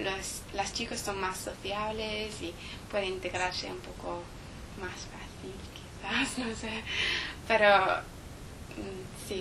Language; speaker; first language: Spanish; non-native, learner; English